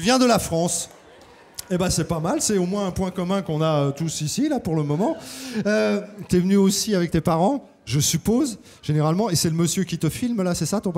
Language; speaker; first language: French; native; French